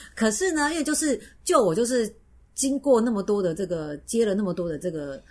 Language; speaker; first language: Chinese; native; Chinese